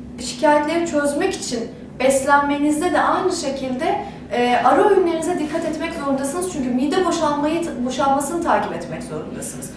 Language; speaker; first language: Turkish; native; Turkish